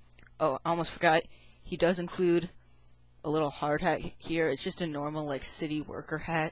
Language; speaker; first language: English; native; English